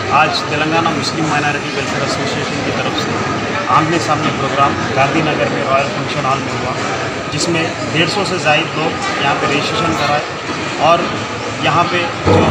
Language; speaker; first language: Hindi; non-native, local second language; Urdu